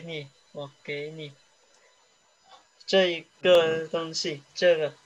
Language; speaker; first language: Chinese; early bilingual, heritage; Chinese